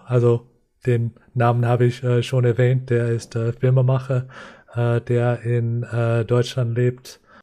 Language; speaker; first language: German; non-native, fluent; English